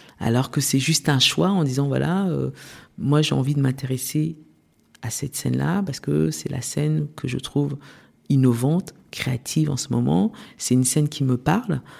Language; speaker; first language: French; early bilingual, other home language; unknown